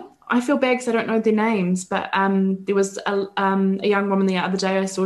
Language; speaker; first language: English; native; English